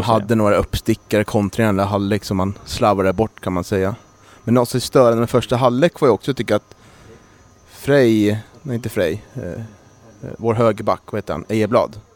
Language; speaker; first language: Swedish; native; Swedish